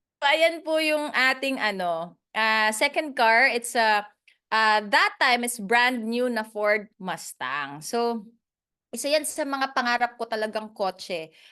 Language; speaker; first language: Filipino; non-native, local second language; Cebuano